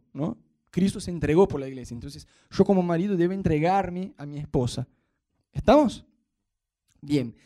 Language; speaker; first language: Spanish; non-native, fluent; Portuguese